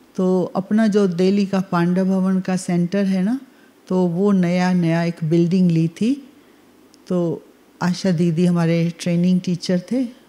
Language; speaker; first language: Hindi; native; Hindi